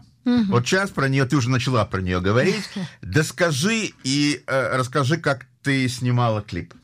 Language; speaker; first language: Russian; native; Russian